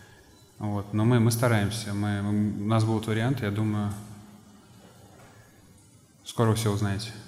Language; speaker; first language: Russian; native; Russian